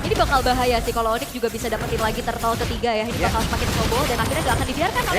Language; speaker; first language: Indonesian; native; Indonesian